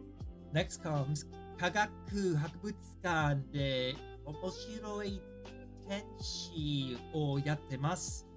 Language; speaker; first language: Japanese; non-native, learner; English